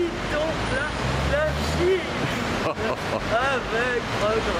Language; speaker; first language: French; native; French